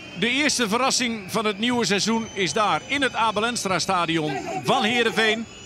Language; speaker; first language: Dutch; native; Dutch